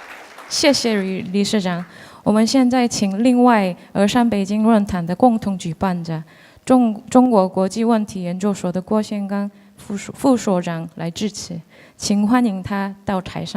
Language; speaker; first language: Chinese; native; Chinese